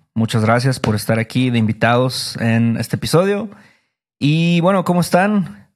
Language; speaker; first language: Spanish; native; Spanish